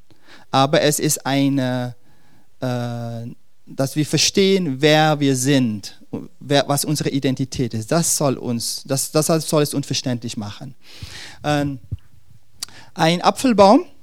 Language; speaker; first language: German; non-native, fluent; Dutch